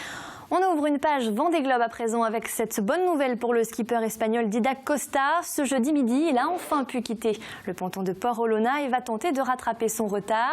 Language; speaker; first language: French; native; French